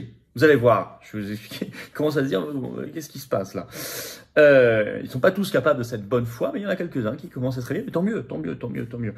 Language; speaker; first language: French; native; French